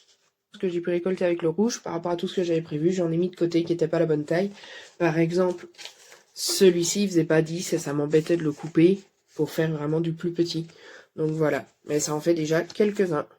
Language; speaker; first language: French; native; French